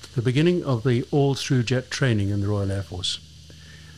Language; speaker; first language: English; native; English